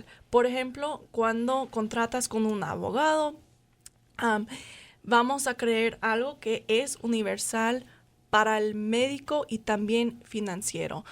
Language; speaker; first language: Spanish; non-native, fluent; English